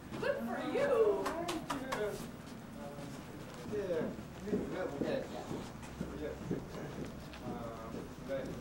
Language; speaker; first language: English; non-native, learner; Japanese